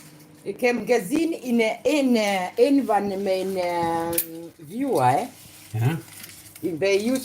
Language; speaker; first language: Dutch; non-native, learner; Kikuyu